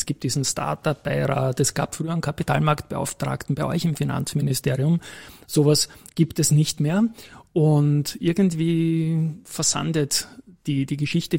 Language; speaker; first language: German; native; German